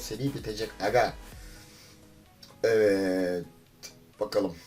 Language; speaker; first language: Turkish; native; Turkish